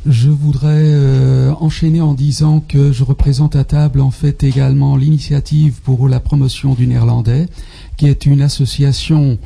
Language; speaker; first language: French; non-native, fluent; Dutch